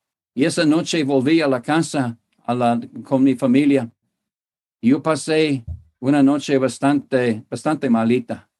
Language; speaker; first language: Spanish; non-native, fluent; English